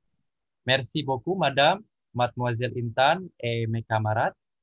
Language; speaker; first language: French; non-native, learner; Indonesian